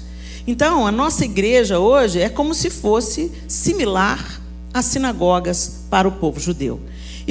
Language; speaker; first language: Portuguese; native; Portuguese